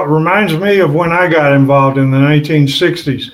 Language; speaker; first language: English; native; English